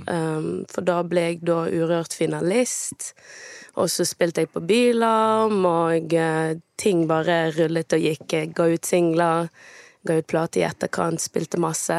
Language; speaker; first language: Norwegian; early bilingual, other home language; Portuguese